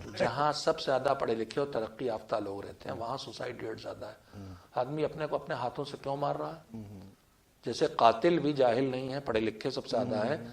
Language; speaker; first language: Urdu; native; Urdu